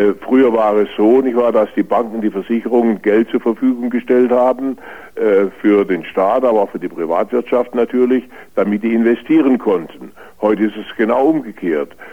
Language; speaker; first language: German; native; German